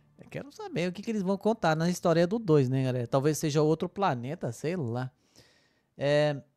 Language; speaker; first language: Portuguese; non-native, fluent; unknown